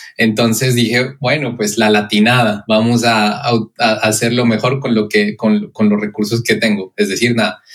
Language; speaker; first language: Spanish; native; Spanish